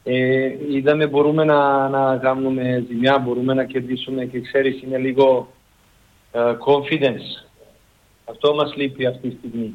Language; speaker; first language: Greek; non-native, learner; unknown